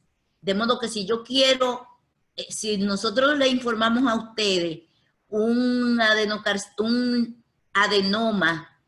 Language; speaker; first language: Spanish; native; Spanish